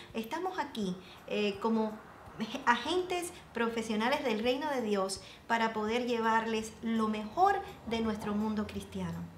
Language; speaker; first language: Spanish; early bilingual, heritage; Spanish